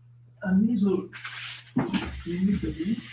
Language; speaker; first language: Italian; non-native, fluent; French